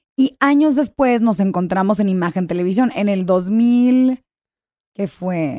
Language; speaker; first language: Spanish; early bilingual, heritage; English